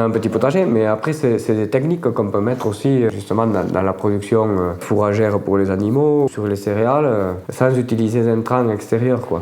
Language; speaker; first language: French; native; French